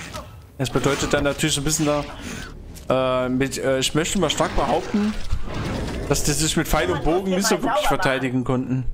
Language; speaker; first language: German; native; German